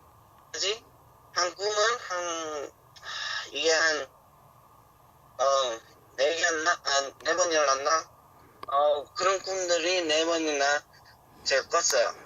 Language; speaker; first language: Korean; early bilingual, heritage; Korean